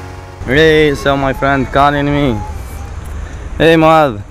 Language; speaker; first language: English; non-native, learner; Arabic